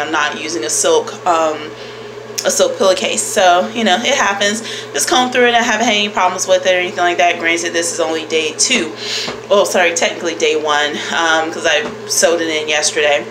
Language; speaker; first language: English; native; English